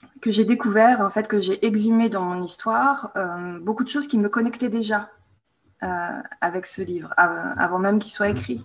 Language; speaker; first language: French; native; French